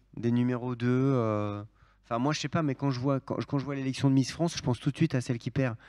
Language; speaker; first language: French; native; French